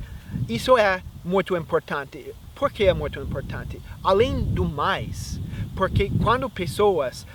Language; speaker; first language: Portuguese; non-native, fluent; English